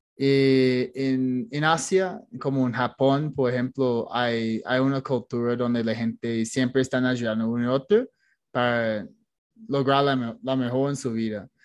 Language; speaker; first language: Spanish; non-native, fluent; English